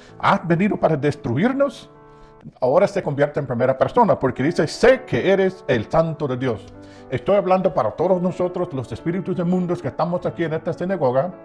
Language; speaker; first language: Spanish; non-native, fluent; English